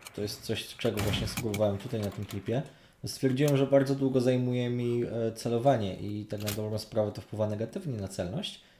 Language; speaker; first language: Polish; native; Polish